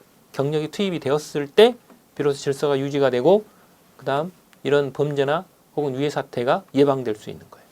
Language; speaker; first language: Korean; native; Korean